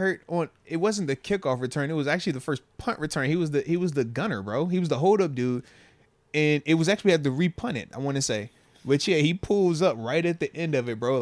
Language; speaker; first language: English; native; English